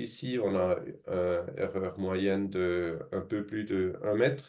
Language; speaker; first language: French; non-native, fluent; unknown